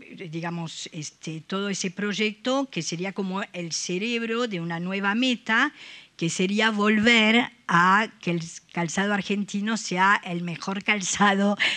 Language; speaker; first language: Spanish; non-native, fluent; French